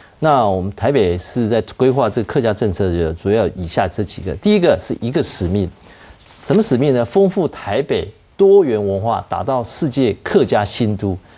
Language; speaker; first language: Chinese; native; Chinese